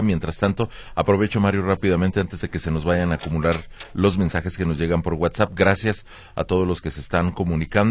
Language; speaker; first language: Spanish; native; Spanish